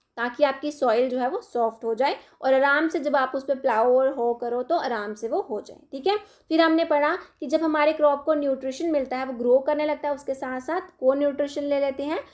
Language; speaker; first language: Hindi; non-native, local second language; Dogri